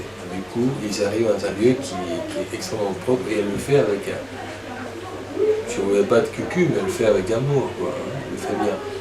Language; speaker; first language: French; native; French